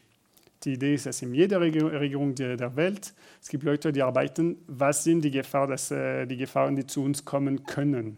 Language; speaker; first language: German; non-native, learner; French